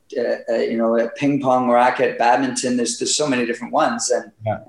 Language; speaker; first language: English; native; English